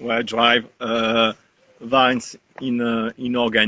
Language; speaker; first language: English; non-native, learner; French